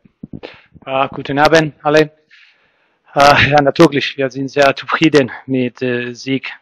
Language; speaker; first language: German; non-native, learner; Spanish